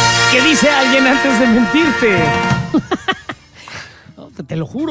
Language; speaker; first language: Spanish; native; Spanish